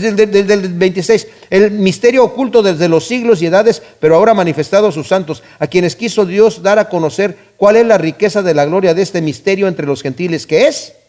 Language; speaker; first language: Spanish; native; Spanish